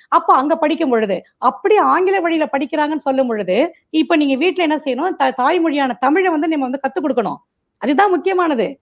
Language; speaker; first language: Tamil; non-native, local second language; Marathi